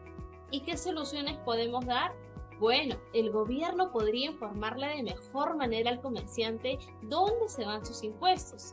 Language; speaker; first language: Spanish; native; Spanish